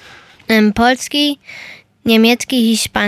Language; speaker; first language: Polish; early bilingual, heritage; Polish